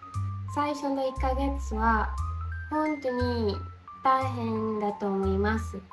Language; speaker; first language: Japanese; non-native, learner; Indonesian